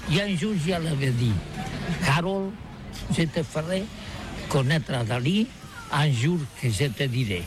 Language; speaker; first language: French; non-native, learner; Catalan